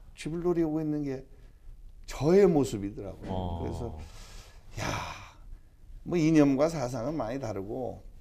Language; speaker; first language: Korean; native; Korean